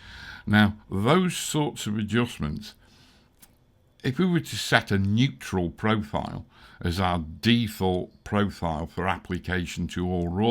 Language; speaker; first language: English; native; English